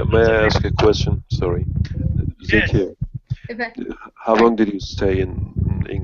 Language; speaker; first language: English; non-native, fluent; Turkish